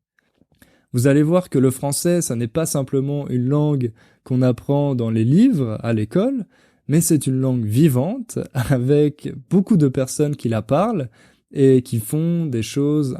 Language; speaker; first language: French; native; French